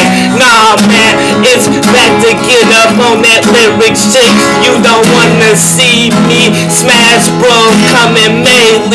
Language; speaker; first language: English; native; English